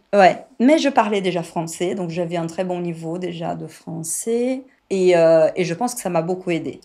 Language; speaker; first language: French; non-native, fluent; Portuguese